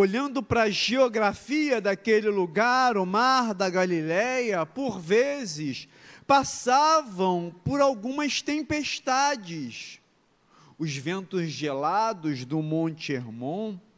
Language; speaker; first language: Portuguese; native; Portuguese